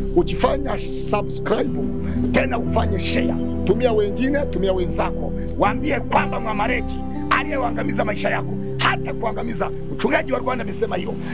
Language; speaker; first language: Swahili; non-native, local second language; Kinyarwanda